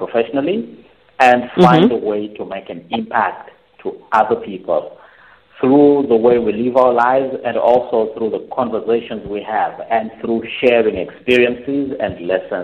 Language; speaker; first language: English; non-native, local second language; Shona